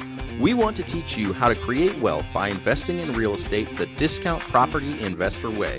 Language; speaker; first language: English; native; English